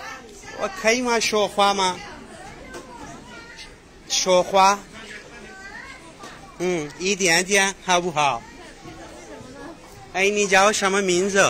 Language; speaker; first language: Chinese; non-native, learner; Pashto